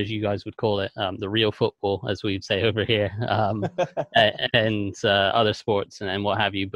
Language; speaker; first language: English; native; English